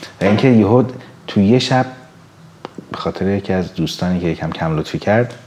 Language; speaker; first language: Persian; native; Persian